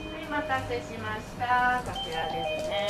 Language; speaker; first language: Japanese; native; Japanese